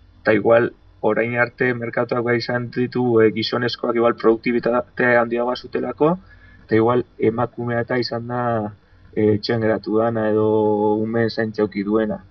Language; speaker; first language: Basque; non-native, local second language; Spanish